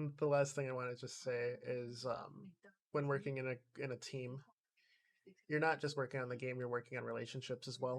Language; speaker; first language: English; native; English